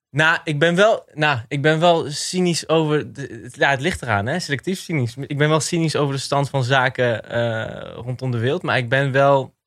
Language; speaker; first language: Dutch; early bilingual, other home language; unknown